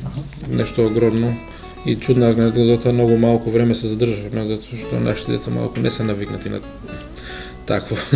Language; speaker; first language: Macedonian; native; Macedonian